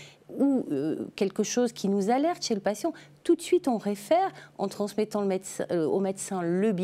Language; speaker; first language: French; native; French